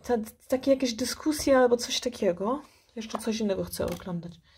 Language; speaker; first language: Polish; early bilingual, heritage; Polish